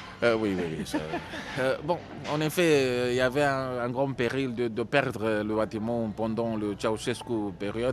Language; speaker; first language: French; non-native, fluent; Romanian